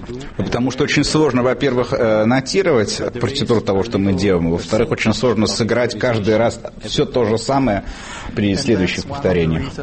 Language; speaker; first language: Russian; native; Russian